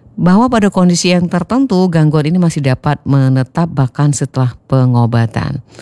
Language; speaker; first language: Indonesian; native; Indonesian